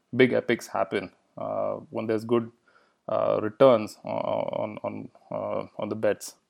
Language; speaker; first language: English; non-native, local second language; Kannada